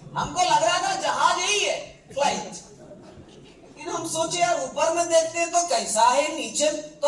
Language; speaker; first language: Hindi; native; Hindi